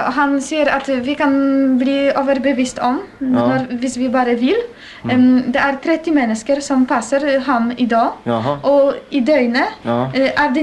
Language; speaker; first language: Norwegian; non-native, fluent; Polish